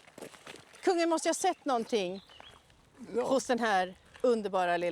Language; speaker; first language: Swedish; native; Swedish